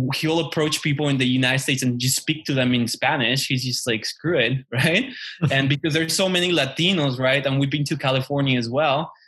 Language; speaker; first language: English; non-native, fluent; Spanish